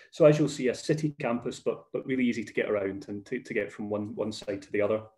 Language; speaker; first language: English; native; English